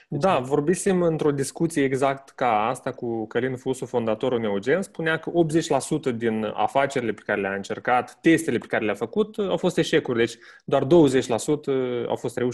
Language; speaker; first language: Romanian; native; Romanian